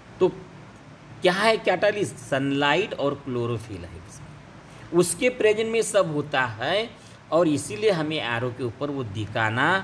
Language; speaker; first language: Hindi; non-native, local second language; Marathi